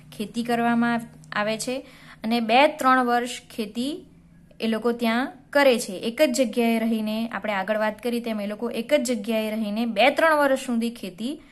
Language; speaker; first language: Gujarati; native; Gujarati